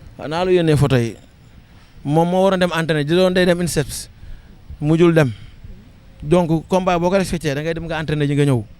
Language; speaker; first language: Wolof; non-native, local second language; Serer